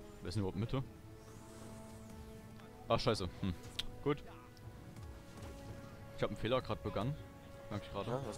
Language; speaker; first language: German; native; German